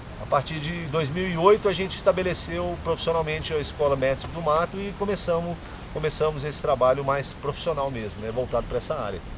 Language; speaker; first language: Portuguese; native; Portuguese